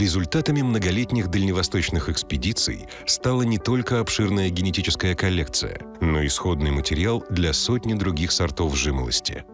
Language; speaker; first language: Russian; native; Russian